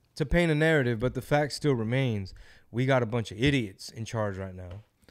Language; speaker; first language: English; native; English